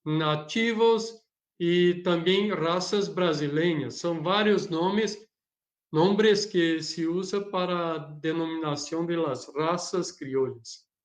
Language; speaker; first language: Spanish; non-native, learner; Portuguese